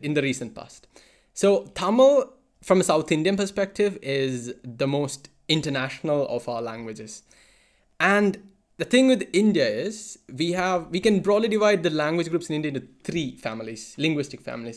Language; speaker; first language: English; non-native, local second language; Malayalam